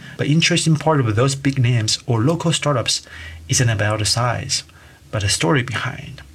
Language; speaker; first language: English; non-native, fluent; Chinese